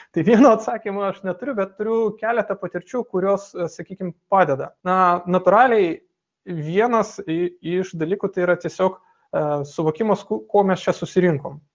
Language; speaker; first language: Lithuanian; non-native, local second language; Russian